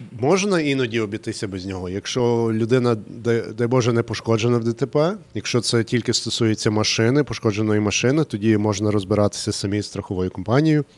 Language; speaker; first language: Ukrainian; early bilingual, heritage; Ukrainian